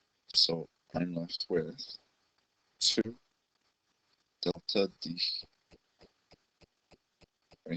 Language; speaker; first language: English; native; English